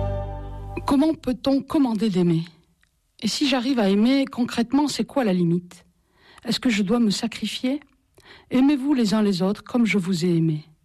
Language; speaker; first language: French; native; French